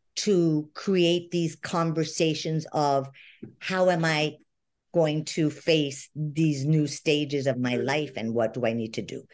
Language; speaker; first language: English; non-native, fluent; Spanish